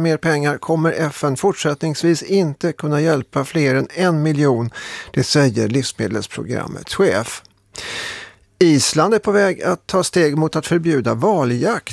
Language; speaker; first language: Swedish; native; Swedish